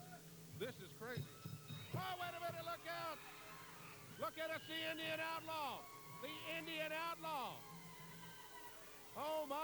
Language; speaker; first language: English; native; English